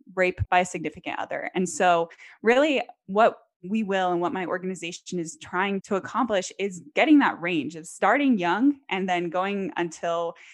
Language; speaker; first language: English; native; English